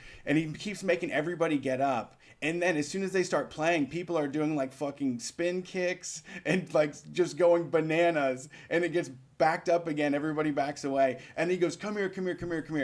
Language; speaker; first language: English; native; English